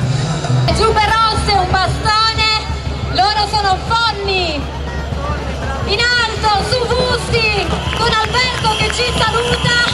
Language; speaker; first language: Italian; native; Italian